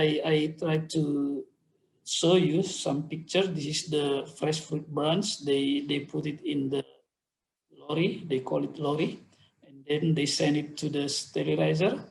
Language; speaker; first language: English; non-native, fluent; Indonesian